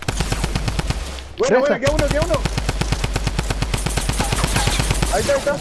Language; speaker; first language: Spanish; native; Spanish